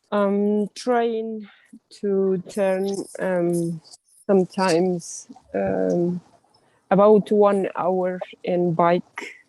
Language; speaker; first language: English; non-native, learner; Russian